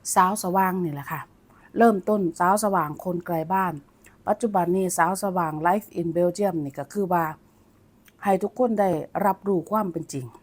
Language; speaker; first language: Thai; native; Thai